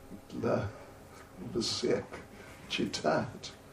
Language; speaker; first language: Russian; non-native, learner; English